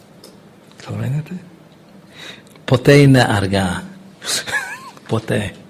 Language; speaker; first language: Greek; non-native, fluent; English